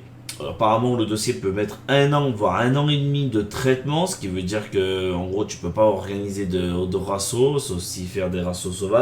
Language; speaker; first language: French; native; French